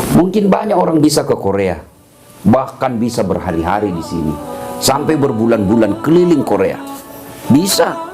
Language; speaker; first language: Indonesian; non-native, local second language; Buginese